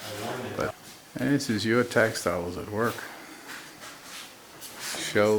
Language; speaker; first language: English; native; English